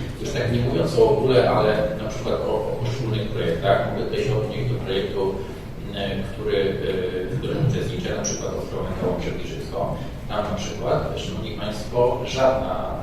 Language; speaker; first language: Polish; native; Polish